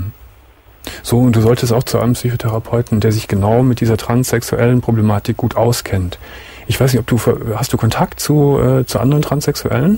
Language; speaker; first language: German; native; German